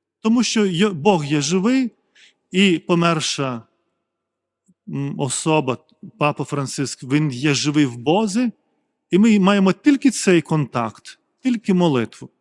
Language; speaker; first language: Ukrainian; non-native, fluent; Lithuanian